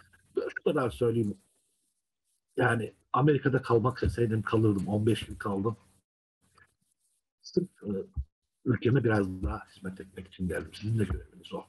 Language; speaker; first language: Turkish; native; Turkish